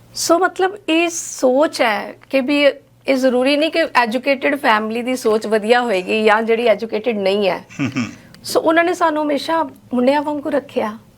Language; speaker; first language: Punjabi; native; Punjabi